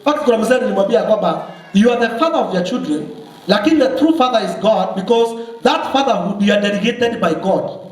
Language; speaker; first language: English; non-native, local second language; Swahili